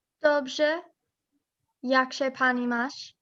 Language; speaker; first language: Polish; non-native, learner; English